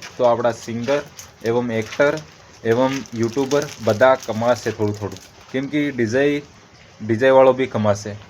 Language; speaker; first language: Gujarati; non-native, local second language; Bhili